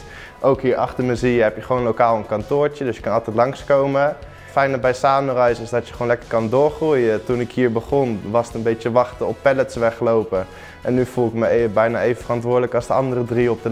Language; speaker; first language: Dutch; native; Dutch